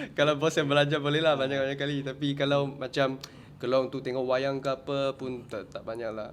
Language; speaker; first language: Malay; non-native, local second language; Chinese